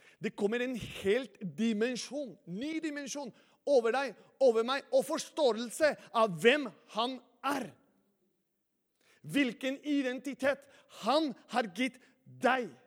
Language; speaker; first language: Norwegian; non-native, fluent; Spanish